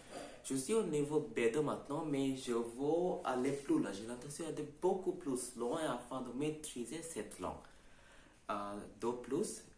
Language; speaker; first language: French; non-native, learner; Bangla